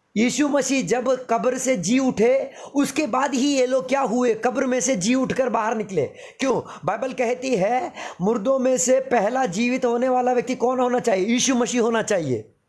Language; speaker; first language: Hindi; non-native, local second language; Telugu